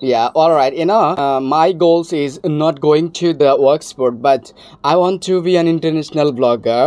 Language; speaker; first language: English; non-native, learner; Bangla